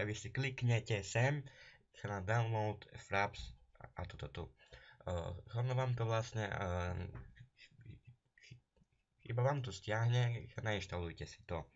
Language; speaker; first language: Slovak; native; Slovak